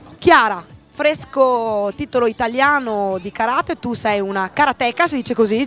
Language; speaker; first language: Italian; native; Italian